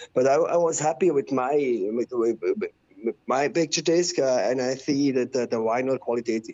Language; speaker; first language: English; non-native, fluent; Swiss German